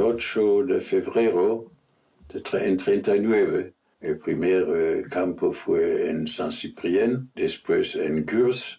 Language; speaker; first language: Spanish; non-native, fluent; German